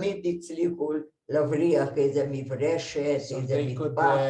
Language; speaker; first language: Hebrew; non-native, fluent; Hungarian